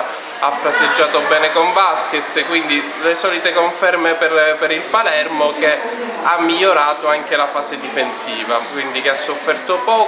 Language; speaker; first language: Italian; native; Italian